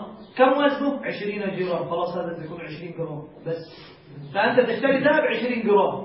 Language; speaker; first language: Arabic; native; Arabic